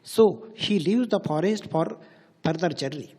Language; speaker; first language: English; non-native, local second language; Marathi